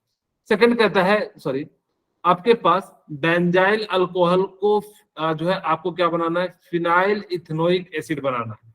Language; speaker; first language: Hindi; native; Hindi